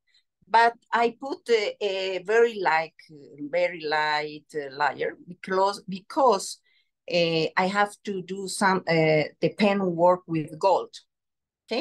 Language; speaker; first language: English; non-native, learner; Spanish